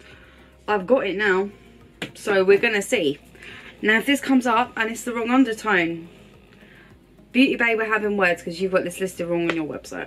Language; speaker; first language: English; native; English